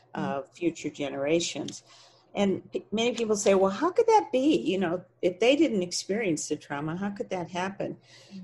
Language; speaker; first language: English; native; English